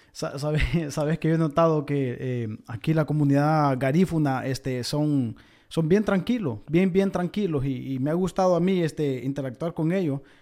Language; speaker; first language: Spanish; native; Spanish